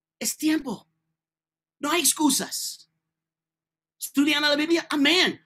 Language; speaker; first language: Spanish; non-native, learner; English